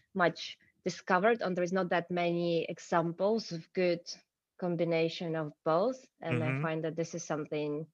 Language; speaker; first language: English; non-native, fluent; Ukrainian